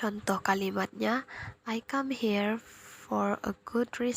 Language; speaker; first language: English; non-native, learner; Indonesian